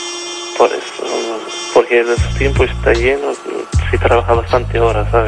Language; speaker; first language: Spanish; non-native, learner; Arabic